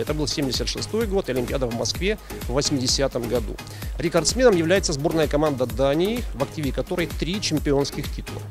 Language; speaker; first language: Russian; native; Russian